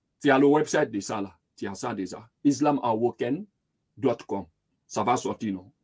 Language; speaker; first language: French; non-native, local second language; Lingala